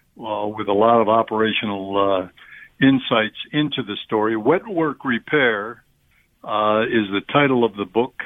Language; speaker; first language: English; native; English